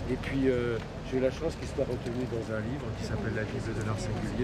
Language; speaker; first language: French; native; French